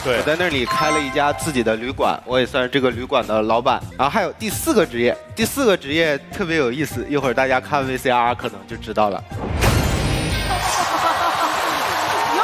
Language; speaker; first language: Chinese; native; Chinese